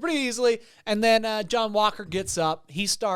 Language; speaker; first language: English; native; English